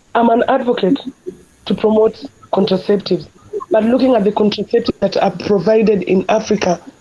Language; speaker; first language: English; non-native, local second language; Luo (Kenya and Tanzania)